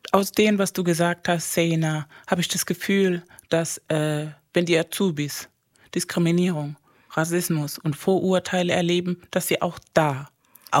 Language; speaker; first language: German; non-native, fluent; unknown